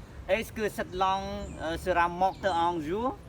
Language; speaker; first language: French; non-native, fluent; Khmer